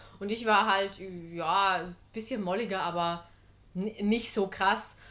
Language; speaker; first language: German; native; German